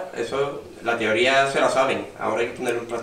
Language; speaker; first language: Spanish; native; Spanish